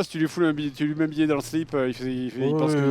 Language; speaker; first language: French; native; French